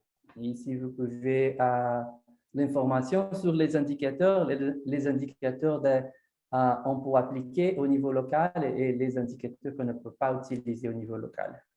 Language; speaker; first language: French; non-native, fluent; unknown